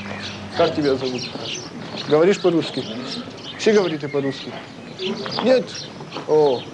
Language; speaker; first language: Russian; non-native, learner; French